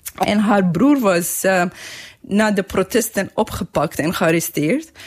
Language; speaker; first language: Dutch; non-native, fluent; Persian